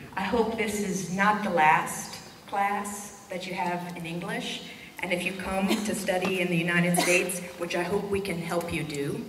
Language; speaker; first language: English; native; English